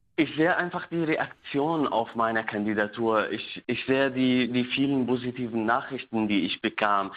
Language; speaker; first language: German; non-native, fluent; Arabic